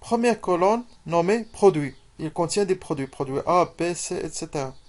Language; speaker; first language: French; non-native, local second language; Arabic